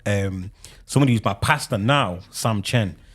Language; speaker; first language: English; native; English